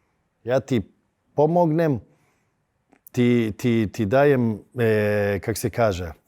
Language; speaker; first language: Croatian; early bilingual, heritage; Bosnian